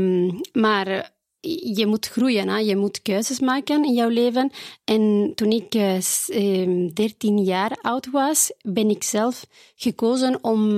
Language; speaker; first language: Dutch; non-native, fluent; Spanish